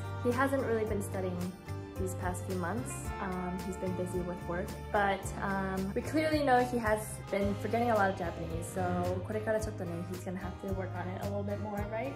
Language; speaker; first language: English; early bilingual, other home language; Japanese